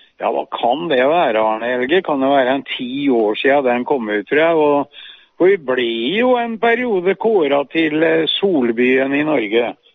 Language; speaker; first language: Norwegian; native; Norwegian